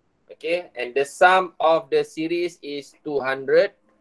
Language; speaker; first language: English; non-native, local second language; Malay